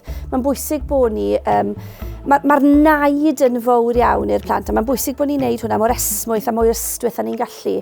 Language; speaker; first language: Welsh; native; Welsh